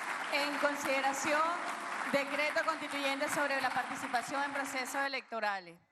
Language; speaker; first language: Spanish; native; Spanish